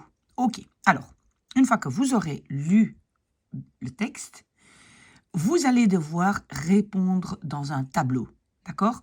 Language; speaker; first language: French; native; French